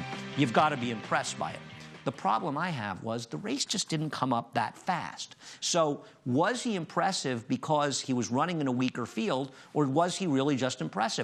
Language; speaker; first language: English; native; English